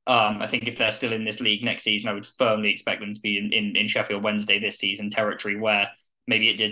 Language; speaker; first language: English; native; English